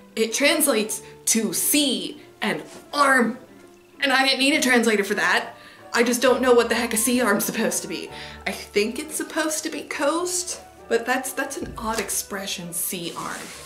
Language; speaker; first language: English; native; English